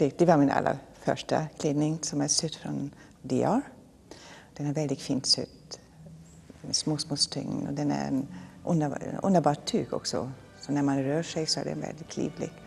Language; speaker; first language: Swedish; non-native, fluent; German